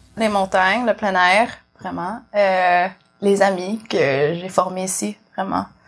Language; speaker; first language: French; early bilingual, other home language; Vietnamese